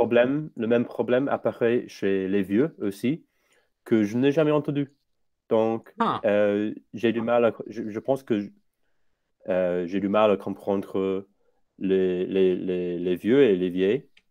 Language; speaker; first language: French; non-native, fluent; English